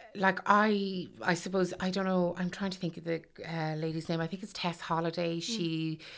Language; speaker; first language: English; native; English